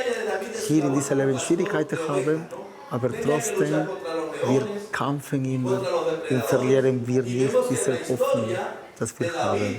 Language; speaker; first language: German; non-native, fluent; Spanish